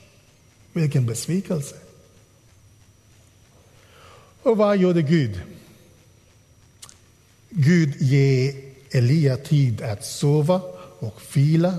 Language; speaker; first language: Swedish; non-native, fluent; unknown